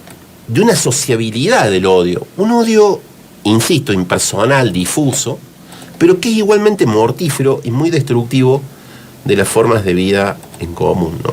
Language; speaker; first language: Spanish; native; Spanish